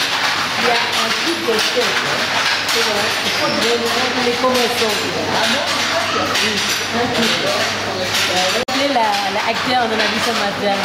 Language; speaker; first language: French; non-native, local second language; Burmese